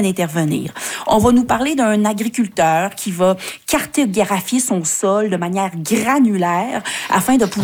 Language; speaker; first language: French; native; French